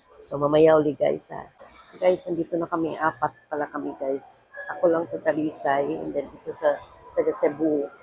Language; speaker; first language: Filipino; non-native, local second language; Cebuano